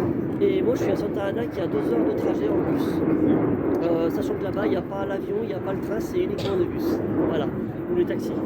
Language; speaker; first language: French; native; French